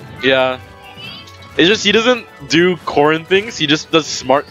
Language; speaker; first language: English; native; English